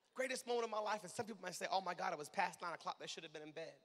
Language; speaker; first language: English; native; English